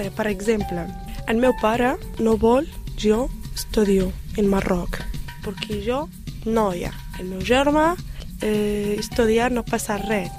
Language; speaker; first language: Catalan; non-native, learner; Arabic